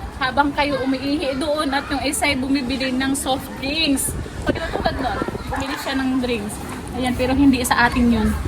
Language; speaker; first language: Filipino; native; Filipino